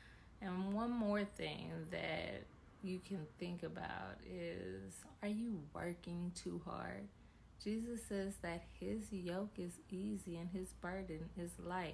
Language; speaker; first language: English; native; English